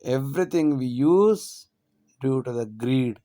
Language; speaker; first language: English; non-native, local second language; Kannada